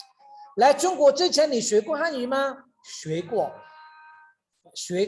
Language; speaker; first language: Chinese; non-native, fluent; Indonesian